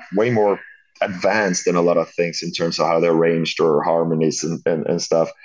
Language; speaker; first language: English; non-native, fluent; Swedish